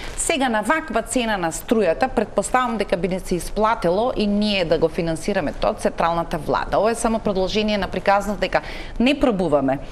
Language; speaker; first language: Macedonian; native; Macedonian